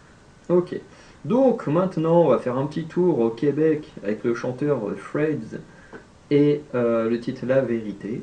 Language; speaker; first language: French; native; French